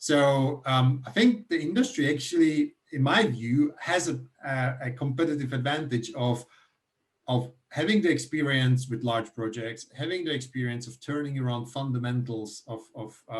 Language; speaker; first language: English; non-native, fluent; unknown